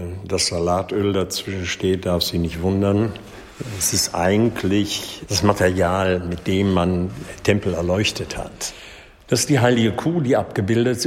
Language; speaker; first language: German; native; German